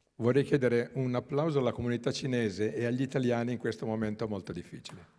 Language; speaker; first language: Italian; native; Italian